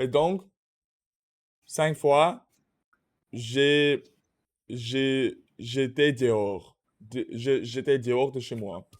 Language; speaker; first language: French; non-native, learner; Russian